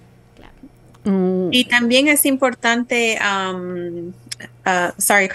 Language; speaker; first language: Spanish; early bilingual, heritage; Spanish